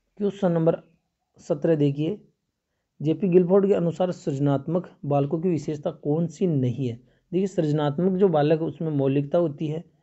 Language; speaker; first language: Hindi; native; Hindi